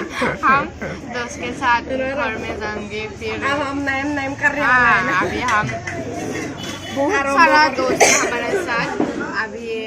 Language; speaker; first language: Hindi; non-native, local second language; Bodo